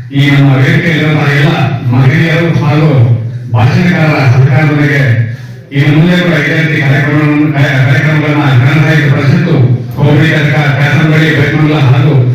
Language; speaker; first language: Kannada; non-native, local second language; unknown